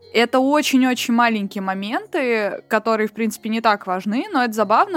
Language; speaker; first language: Russian; native; Russian